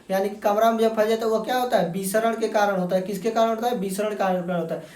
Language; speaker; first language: Hindi; native; Hindi